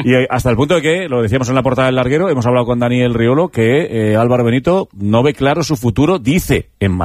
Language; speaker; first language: Spanish; native; Spanish